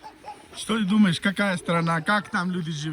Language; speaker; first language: Russian; non-native, learner; Urdu